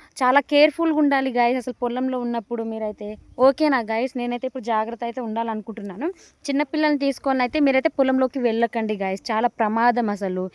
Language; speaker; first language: Telugu; non-native, local second language; Lambadi